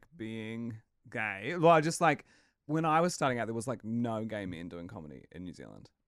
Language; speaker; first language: English; native; English